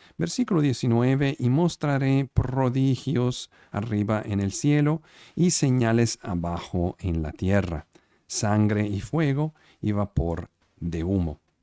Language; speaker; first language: Spanish; non-native, fluent; Italian